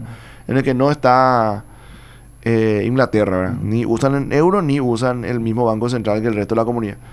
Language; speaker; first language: Spanish; native; Spanish